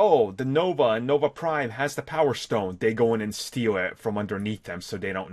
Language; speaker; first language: English; native; English